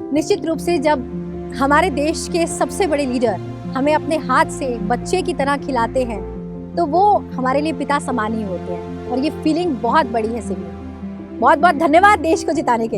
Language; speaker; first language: Hindi; native; Hindi